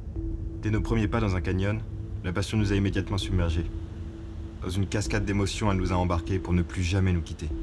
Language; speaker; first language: French; native; French